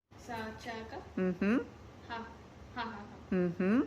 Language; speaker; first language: Korean; non-native, learner; Swedish